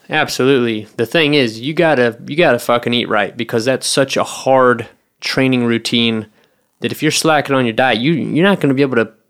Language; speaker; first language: English; native; English